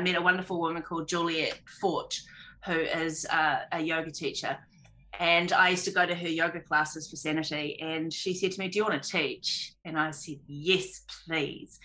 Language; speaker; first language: English; native; English